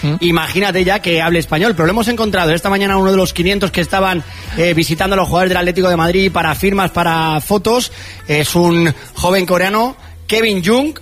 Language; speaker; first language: Spanish; native; Spanish